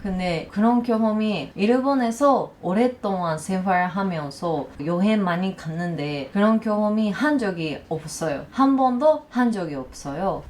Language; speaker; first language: Korean; non-native, learner; Japanese